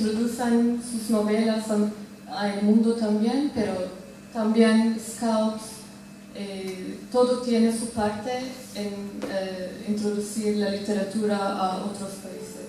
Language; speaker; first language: Spanish; non-native, fluent; Turkish